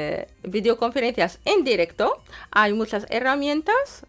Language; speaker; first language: Spanish; non-native, fluent; Arabic